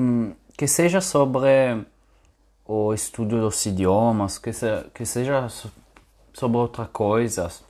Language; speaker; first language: Portuguese; non-native, fluent; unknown